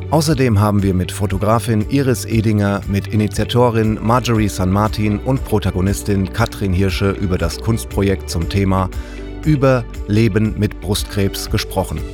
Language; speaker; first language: German; native; German